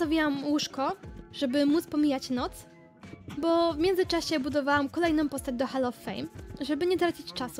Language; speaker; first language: Polish; native; Polish